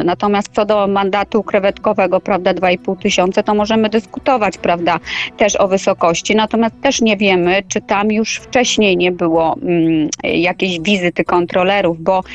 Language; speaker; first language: Polish; native; Polish